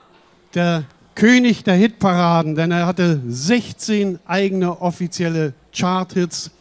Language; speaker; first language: German; native; German